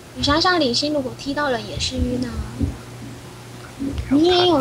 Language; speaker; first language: Chinese; native; Chinese